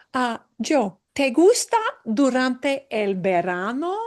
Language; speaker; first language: Spanish; non-native, fluent; English